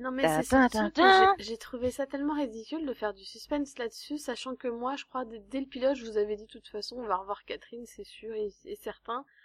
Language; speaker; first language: French; native; French